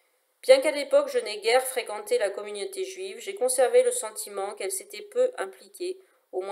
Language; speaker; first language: French; native; French